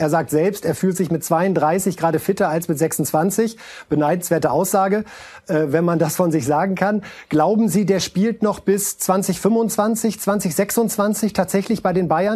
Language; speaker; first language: German; native; German